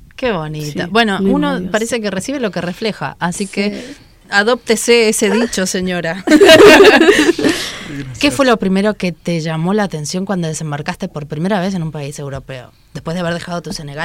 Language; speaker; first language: Spanish; native; Spanish